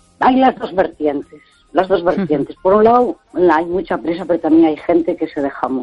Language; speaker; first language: Spanish; native; Spanish